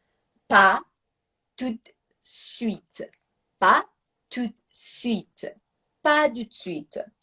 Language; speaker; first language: French; non-native, fluent; Persian